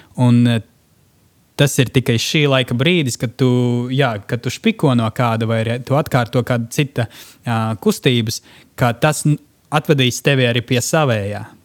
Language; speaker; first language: Latvian; non-native, local second language; Russian